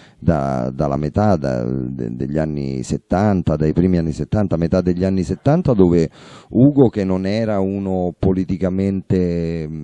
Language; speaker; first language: Italian; native; Italian